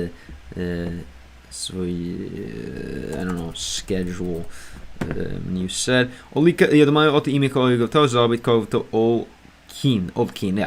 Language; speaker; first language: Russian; non-native, learner; English